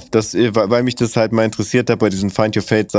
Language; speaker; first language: German; native; German